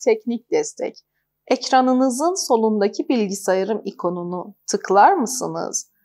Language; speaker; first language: Turkish; non-native, fluent; Persian